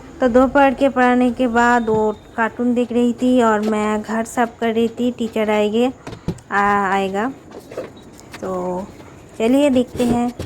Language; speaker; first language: Hindi; non-native, local second language; Bangla